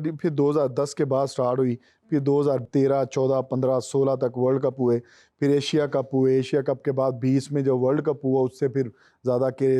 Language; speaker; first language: Hindi; non-native, local second language; Punjabi